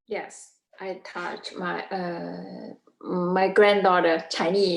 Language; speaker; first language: English; non-native, learner; Chinese